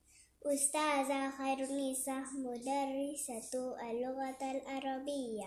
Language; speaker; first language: Arabic; non-native, learner; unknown